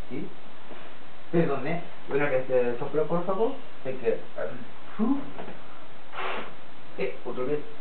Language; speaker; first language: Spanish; non-native, learner; Japanese